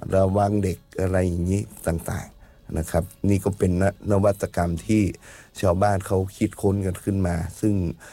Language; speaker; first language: Thai; native; Thai